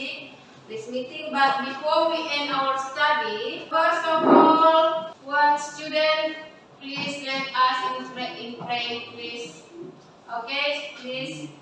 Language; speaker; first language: English; non-native, learner; Indonesian